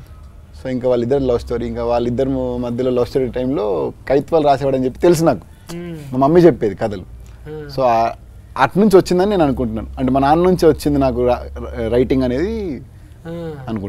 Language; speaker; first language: Telugu; native; Telugu